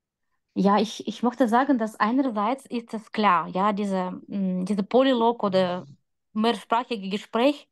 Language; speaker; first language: German; non-native, learner; Russian